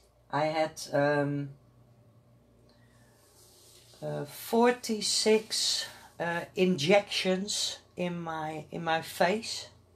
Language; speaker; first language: English; non-native, fluent; Dutch